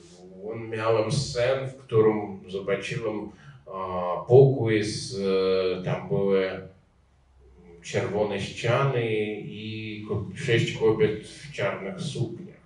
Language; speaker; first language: Polish; non-native, learner; Ukrainian